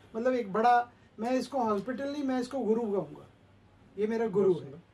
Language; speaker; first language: Hindi; native; Hindi